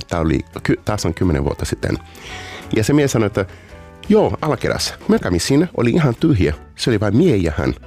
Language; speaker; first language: Finnish; non-native, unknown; Portuguese